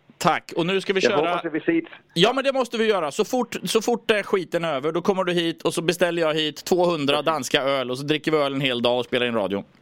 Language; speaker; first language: Swedish; native; Swedish